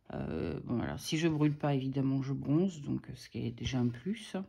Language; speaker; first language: French; native; French